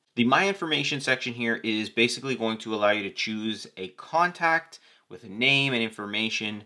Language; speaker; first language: English; native; English